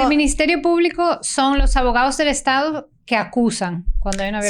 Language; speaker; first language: Spanish; native; Spanish